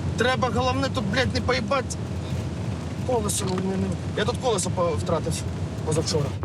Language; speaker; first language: Ukrainian; native; Ukrainian